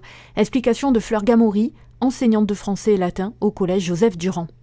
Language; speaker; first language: French; native; French